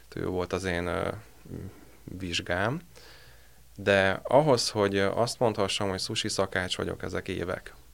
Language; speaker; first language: Hungarian; native; Hungarian